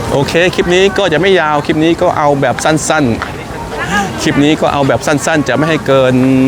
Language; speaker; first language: Thai; native; Thai